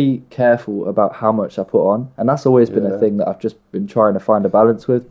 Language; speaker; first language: English; native; English